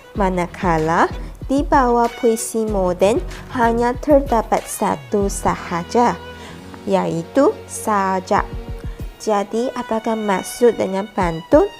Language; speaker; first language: Malay; non-native, local second language; Iban